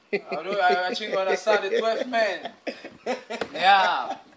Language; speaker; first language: English; non-native, local second language; French